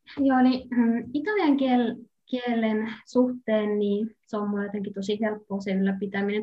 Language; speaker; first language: Finnish; native; Finnish